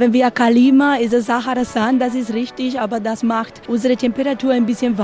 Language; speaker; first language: German; non-native, learner; Spanish